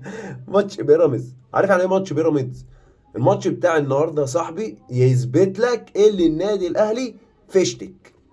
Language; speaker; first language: Arabic; native; Arabic